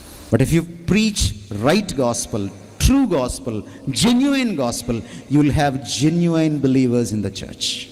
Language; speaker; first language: English; non-native, local second language; Telugu